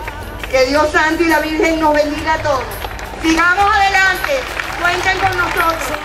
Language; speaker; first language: Spanish; native; Spanish